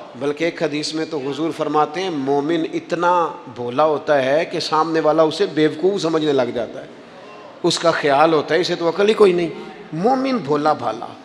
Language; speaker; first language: Urdu; non-native, local second language; Punjabi